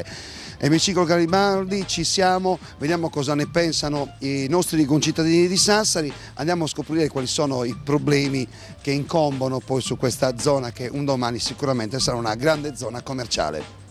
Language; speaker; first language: Italian; native; Italian